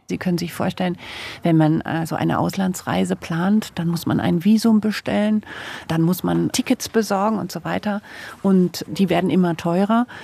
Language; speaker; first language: German; native; German